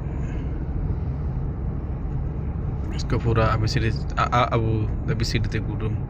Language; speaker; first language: Hindi; non-native, learner; Bangla